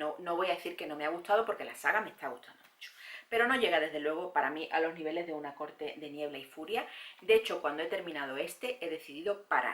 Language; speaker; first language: Spanish; native; Spanish